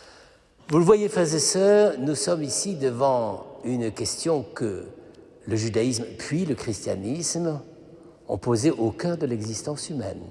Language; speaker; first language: French; native; French